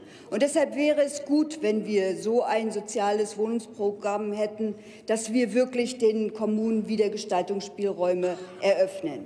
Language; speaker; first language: German; native; German